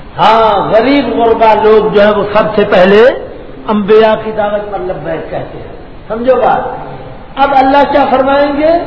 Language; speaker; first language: Urdu; non-native, local second language; Punjabi